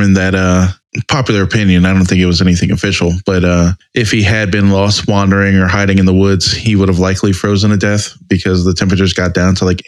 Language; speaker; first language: English; native; English